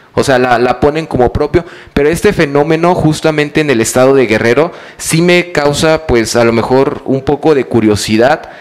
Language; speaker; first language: Spanish; native; Spanish